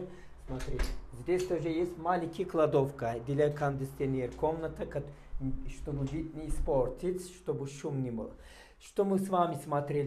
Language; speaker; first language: Russian; non-native, fluent; Turkish